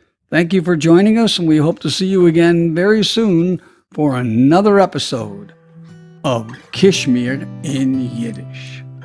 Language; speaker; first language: English; native; English